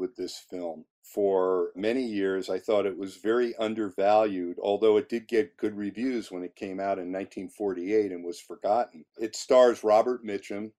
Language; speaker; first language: English; native; English